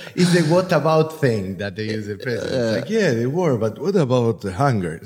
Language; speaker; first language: English; non-native, fluent; Spanish